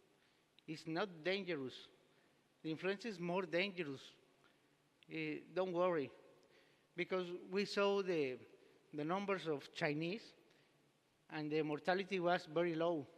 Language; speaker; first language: English; non-native, learner; Spanish